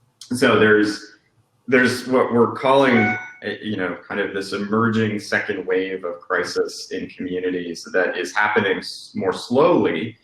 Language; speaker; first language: English; native; English